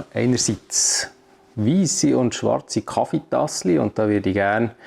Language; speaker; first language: German; native; German